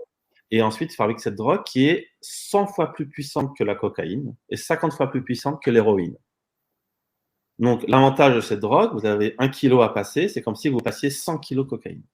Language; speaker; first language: French; native; French